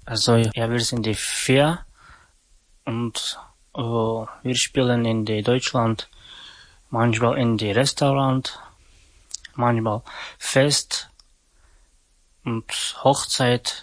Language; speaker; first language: German; non-native, learner; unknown